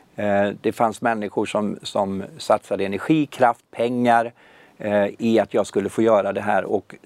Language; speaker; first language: Swedish; native; Swedish